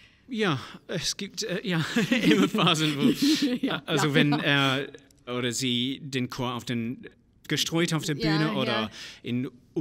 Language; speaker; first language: German; non-native, fluent; English